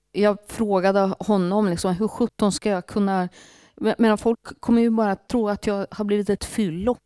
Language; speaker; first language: Swedish; native; Swedish